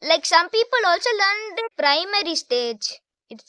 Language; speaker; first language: English; non-native, local second language; Hindi